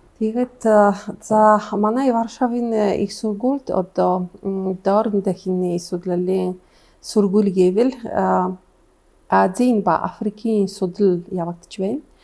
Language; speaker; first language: Mongolian; non-native, fluent; Polish